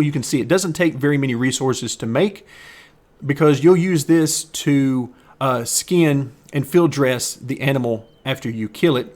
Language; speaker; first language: English; native; English